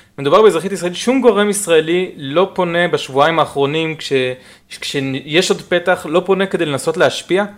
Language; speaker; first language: Hebrew; native; Hebrew